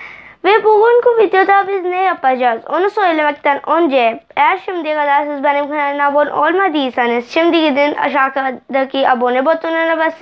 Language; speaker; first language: Turkish; non-native, learner; Urdu